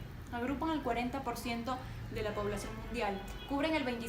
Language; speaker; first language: Spanish; native; Spanish